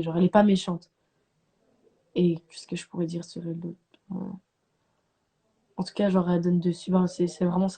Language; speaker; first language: French; native; French